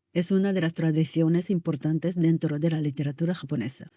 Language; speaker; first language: Spanish; non-native, fluent; Japanese